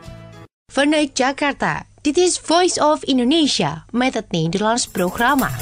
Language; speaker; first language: Dutch; non-native, local second language; Indonesian